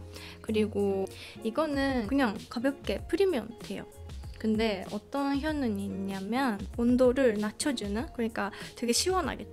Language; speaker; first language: Korean; non-native, fluent; Japanese